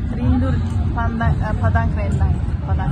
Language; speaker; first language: Indonesian; non-native, learner; Turkish